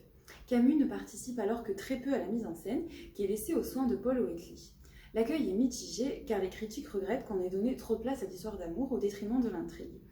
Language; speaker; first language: French; native; French